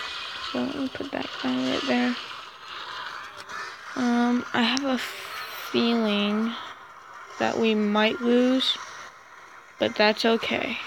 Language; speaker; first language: English; native; English